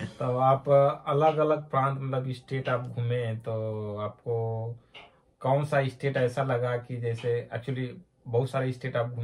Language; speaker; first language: Hindi; native; Hindi